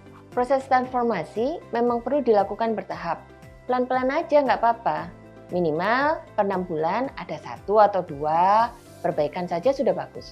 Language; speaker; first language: Indonesian; native; Indonesian